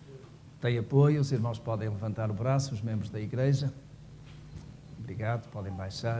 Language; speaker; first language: Portuguese; native; Portuguese